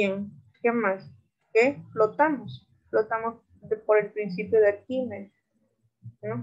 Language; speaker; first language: Spanish; native; Spanish